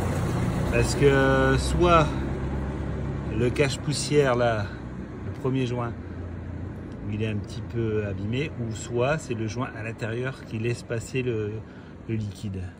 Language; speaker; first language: French; native; French